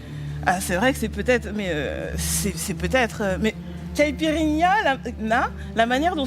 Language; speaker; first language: French; native; French